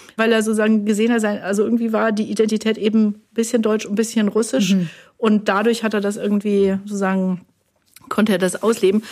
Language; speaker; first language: German; native; German